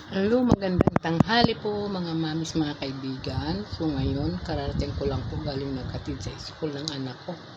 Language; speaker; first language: Filipino; non-native, local second language; Cebuano